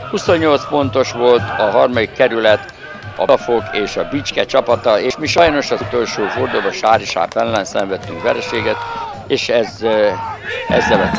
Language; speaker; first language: Hungarian; native; Hungarian